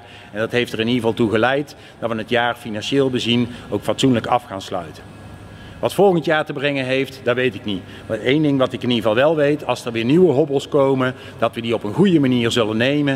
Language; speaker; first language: Dutch; native; Dutch